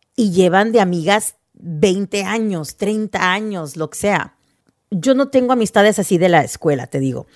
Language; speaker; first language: Spanish; early bilingual, heritage; Spanish